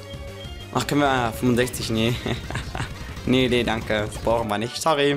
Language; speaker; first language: German; native; German